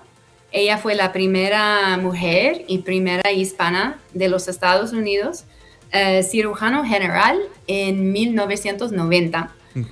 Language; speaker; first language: Spanish; non-native, fluent; English